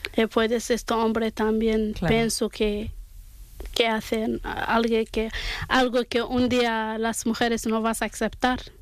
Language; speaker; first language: Spanish; non-native, learner; Arabic